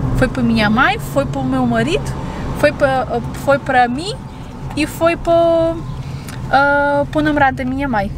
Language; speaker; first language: Portuguese; early bilingual, other home language; Ukrainian